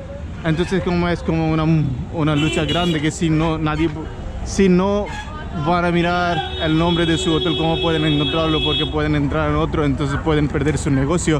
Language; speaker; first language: Spanish; non-native, learner; Hindi